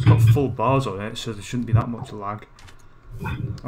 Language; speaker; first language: English; native; English